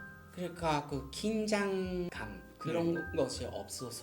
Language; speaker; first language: Korean; non-native, learner; Japanese